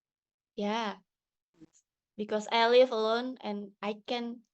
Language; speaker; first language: English; non-native, learner; Indonesian